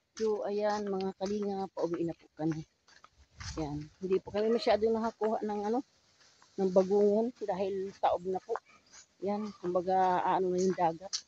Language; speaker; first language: Filipino; non-native, local second language; Cebuano